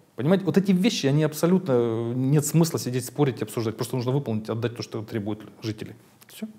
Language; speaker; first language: Russian; native; Russian